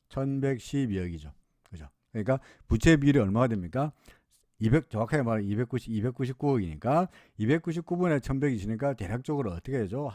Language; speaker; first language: Korean; native; Korean